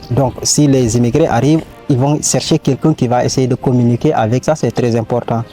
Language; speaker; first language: French; non-native, local second language; Wolof